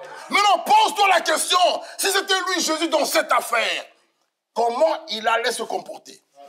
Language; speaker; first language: French; non-native, fluent; Lingala